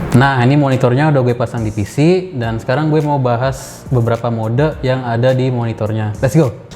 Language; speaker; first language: Indonesian; native; Indonesian